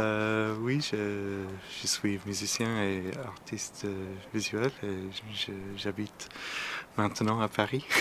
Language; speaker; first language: French; non-native, learner; English